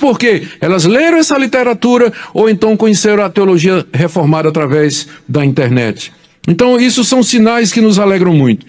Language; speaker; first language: Portuguese; native; Portuguese